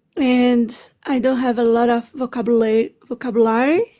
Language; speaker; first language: English; non-native, learner; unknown